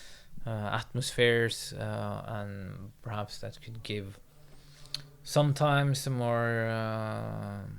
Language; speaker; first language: English; non-native, fluent; Norwegian